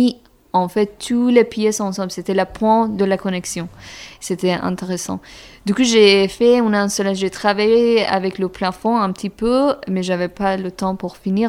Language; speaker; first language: French; non-native, fluent; Persian